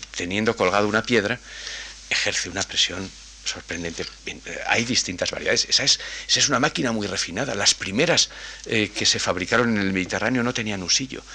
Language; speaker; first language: Spanish; native; Spanish